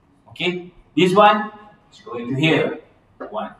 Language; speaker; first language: English; non-native, local second language; Malay